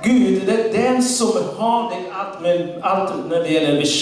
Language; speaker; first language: Swedish; non-native, learner; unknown